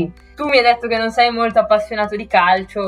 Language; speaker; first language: Italian; native; Italian